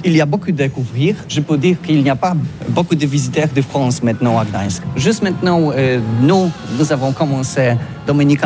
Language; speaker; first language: French; non-native, learner; Polish